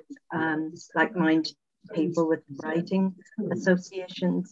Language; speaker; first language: English; native; English